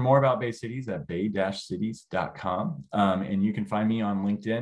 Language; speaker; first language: English; native; English